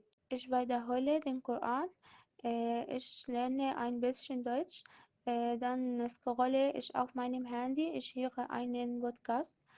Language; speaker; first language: German; non-native, learner; Arabic